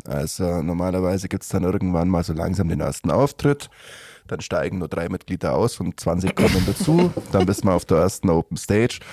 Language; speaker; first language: German; native; German